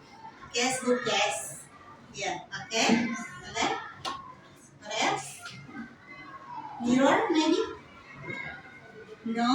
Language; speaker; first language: English; non-native, learner; Indonesian